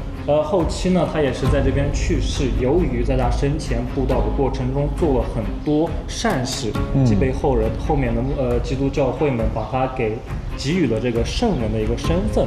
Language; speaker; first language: Chinese; native; Chinese